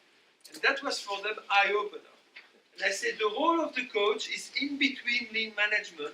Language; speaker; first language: English; non-native, fluent; French